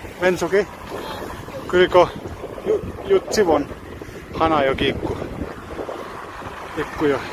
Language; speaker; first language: Korean; non-native, learner; Finnish